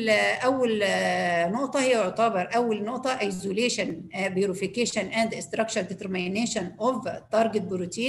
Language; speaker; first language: Arabic; native; Arabic